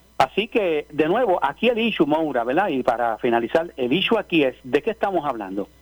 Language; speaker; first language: Spanish; native; Spanish